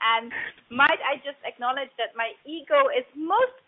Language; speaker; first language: English; non-native, fluent; Dutch